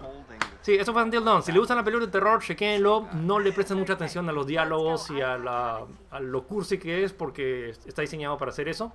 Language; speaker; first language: Spanish; native; Spanish